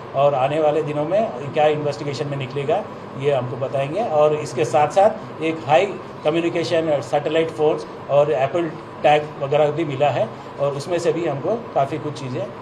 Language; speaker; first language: Hindi; non-native, local second language; Gujarati